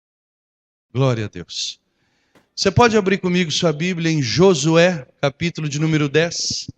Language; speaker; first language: Portuguese; native; Portuguese